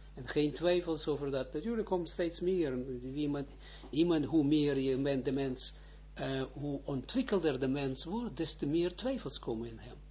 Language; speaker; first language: Dutch; non-native, fluent; Hebrew